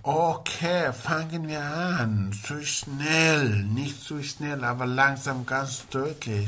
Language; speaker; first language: German; non-native, learner; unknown